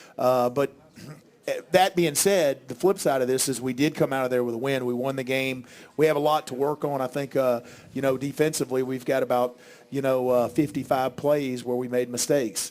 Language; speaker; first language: English; native; English